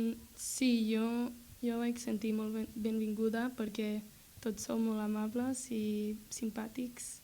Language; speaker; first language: Catalan; non-native, learner; English